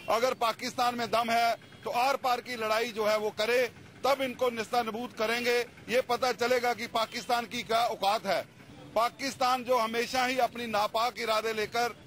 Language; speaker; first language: Hindi; non-native, local second language; Punjabi